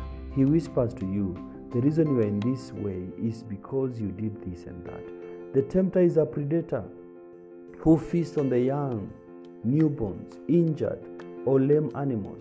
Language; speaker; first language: English; non-native, local second language; Kamba